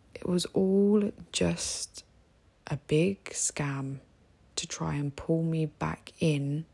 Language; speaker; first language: English; native; English